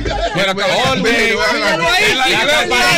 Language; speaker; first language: Spanish; native; Spanish